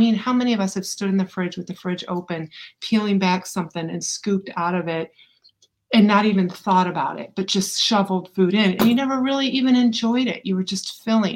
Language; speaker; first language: English; native; English